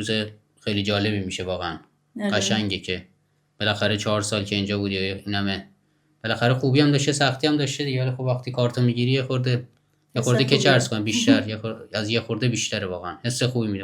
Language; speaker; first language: Persian; native; Persian